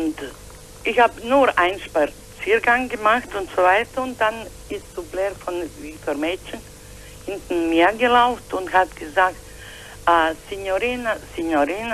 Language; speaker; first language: German; non-native, learner; Croatian